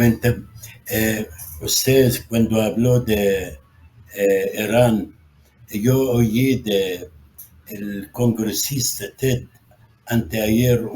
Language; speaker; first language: Spanish; non-native, fluent; Arabic